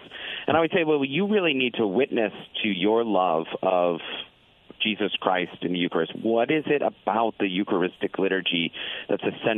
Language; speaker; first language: English; native; English